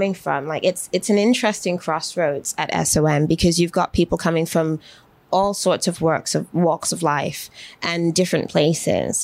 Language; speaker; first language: English; native; English